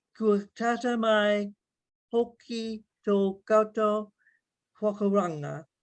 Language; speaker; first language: Māori; non-native, local second language; English